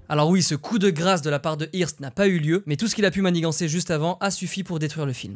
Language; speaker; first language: French; native; French